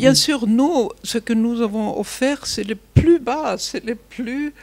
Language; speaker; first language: French; non-native, fluent; German